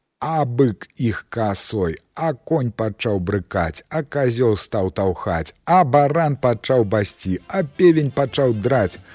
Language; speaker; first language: Belarusian; native; Belarusian